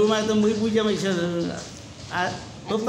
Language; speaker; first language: Russian; non-native, learner; Vietnamese